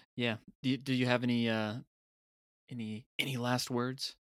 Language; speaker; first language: English; native; English